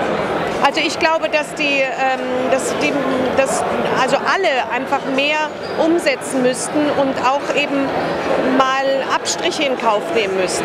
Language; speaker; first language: German; native; German